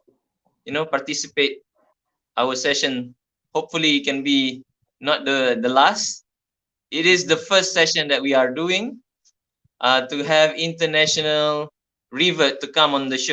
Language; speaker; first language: English; non-native, fluent; Malay